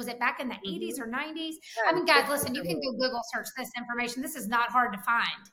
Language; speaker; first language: English; native; English